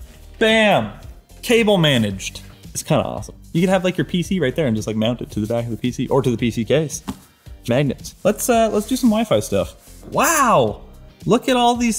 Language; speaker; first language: English; native; English